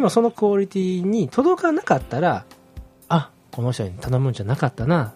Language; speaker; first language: Japanese; native; Japanese